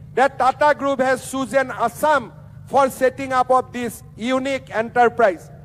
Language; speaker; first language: English; non-native, local second language; Assamese